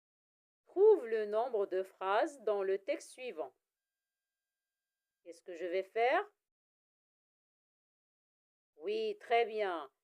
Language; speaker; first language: French; non-native, local second language; Arabic